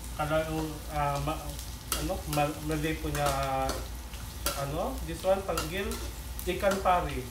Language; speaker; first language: Filipino; non-native, local second language; Hiligaynon